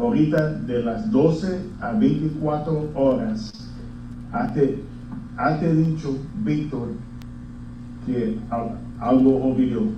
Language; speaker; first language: Spanish; non-native, fluent; English